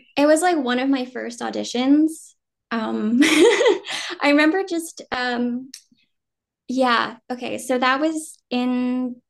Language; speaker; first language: English; early bilingual, other home language; Vietnamese